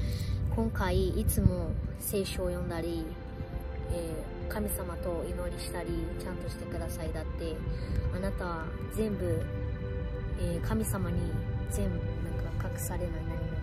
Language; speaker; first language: Japanese; early bilingual, other home language; Portuguese